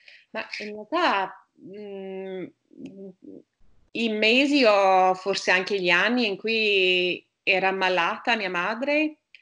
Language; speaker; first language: Italian; non-native, fluent; English